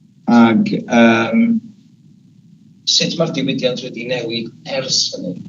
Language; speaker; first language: Welsh; native; Welsh